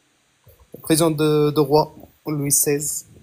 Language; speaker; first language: French; non-native, learner; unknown